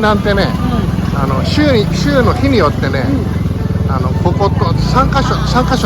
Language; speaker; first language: Japanese; native; Japanese